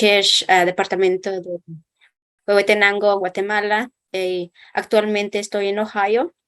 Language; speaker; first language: Spanish; non-native, local second language; Kʼicheʼ